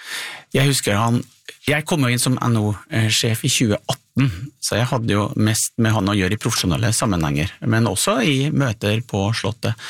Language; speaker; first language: Norwegian; native; Norwegian